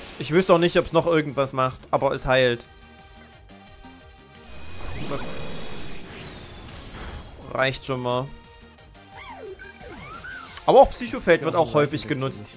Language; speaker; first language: German; native; German